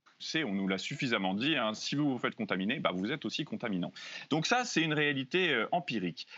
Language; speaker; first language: French; native; French